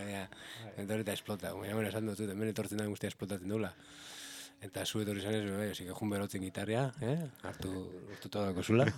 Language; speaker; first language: Basque; native; Basque